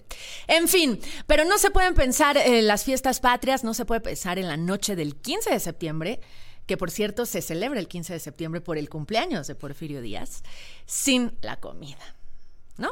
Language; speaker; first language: Spanish; native; Spanish